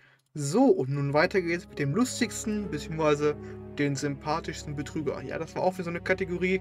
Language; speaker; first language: German; native; German